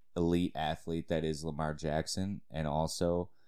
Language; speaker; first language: English; native; English